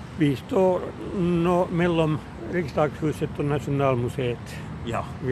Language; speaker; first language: Norwegian; non-native, fluent; Finnish